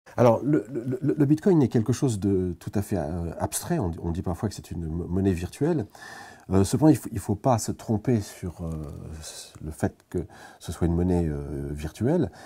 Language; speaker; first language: French; native; French